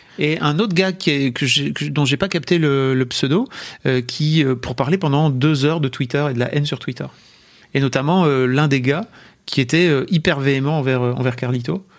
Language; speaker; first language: French; native; French